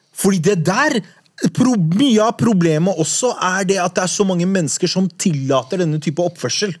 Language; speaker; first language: Norwegian; early bilingual, other home language; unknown